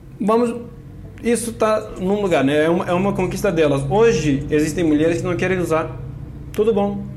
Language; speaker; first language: Portuguese; non-native, fluent; Kurdish